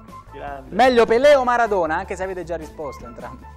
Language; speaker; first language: Italian; native; Italian